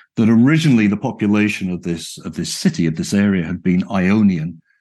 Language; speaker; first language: English; native; English